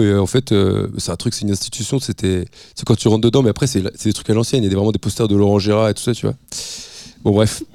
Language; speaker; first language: French; native; French